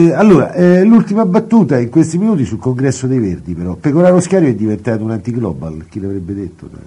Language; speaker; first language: Italian; native; Italian